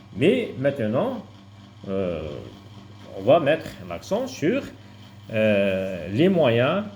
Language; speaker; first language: French; non-native, local second language; Arabic